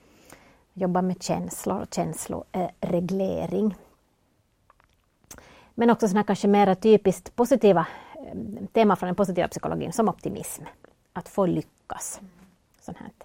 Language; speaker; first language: Swedish; native; Swedish